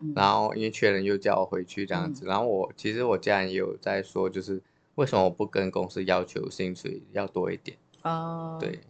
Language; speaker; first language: Chinese; native; Chinese